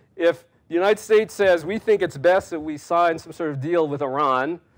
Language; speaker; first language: English; native; English